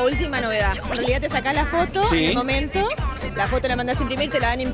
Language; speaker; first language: Spanish; native; Spanish